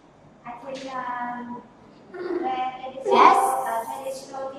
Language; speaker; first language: English; non-native, learner; Vietnamese